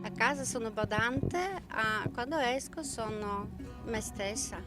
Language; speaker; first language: Italian; non-native, learner; Polish